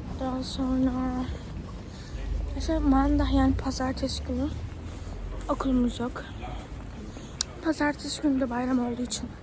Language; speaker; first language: Turkish; early bilingual, heritage; Turkish